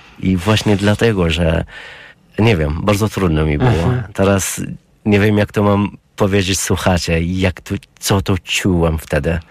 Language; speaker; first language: Polish; non-native, learner; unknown